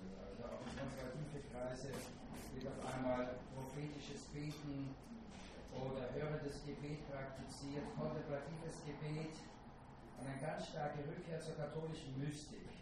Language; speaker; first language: German; native; German